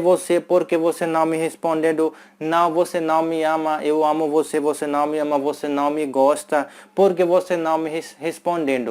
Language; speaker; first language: Portuguese; non-native, fluent; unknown